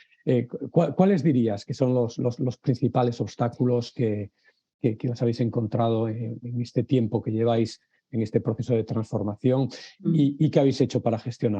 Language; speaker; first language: Spanish; native; Spanish